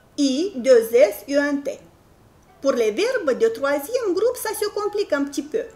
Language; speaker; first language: French; non-native, fluent; Romanian